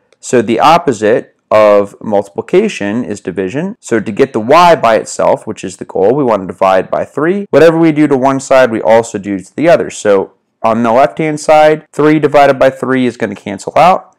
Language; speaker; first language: English; native; English